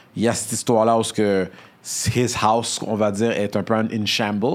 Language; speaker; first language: French; native; French